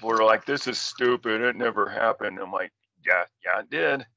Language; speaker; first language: English; native; English